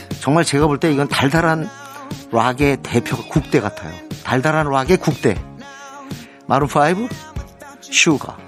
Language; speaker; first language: Korean; native; Korean